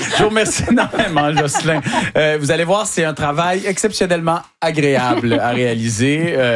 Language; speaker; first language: French; native; French